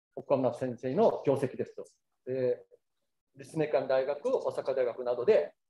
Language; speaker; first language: Japanese; non-native, fluent; Korean